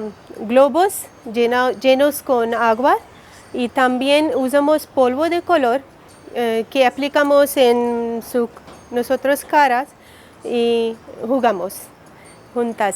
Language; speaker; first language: Spanish; non-native, learner; Hindi